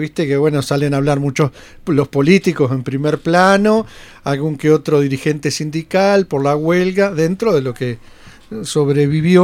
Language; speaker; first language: Spanish; native; Spanish